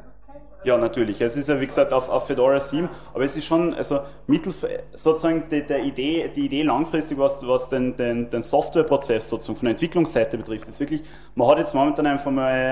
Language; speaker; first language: German; native; German